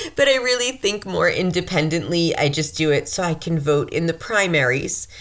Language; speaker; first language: English; native; English